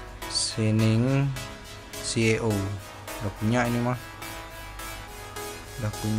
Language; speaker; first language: Indonesian; native; Indonesian